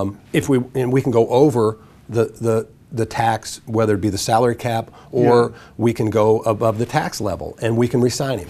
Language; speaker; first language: English; native; English